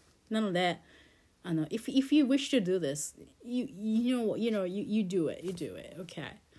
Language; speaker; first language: English; non-native, fluent; Japanese